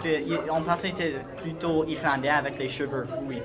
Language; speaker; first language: French; non-native, local second language; English